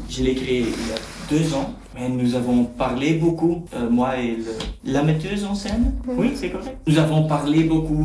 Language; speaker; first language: French; non-native, learner; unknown